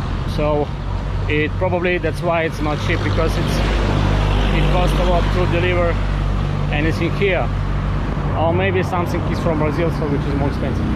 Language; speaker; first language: English; non-native, fluent; Russian